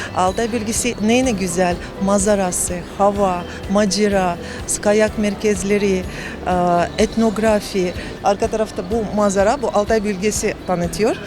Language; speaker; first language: Turkish; non-native, learner; Russian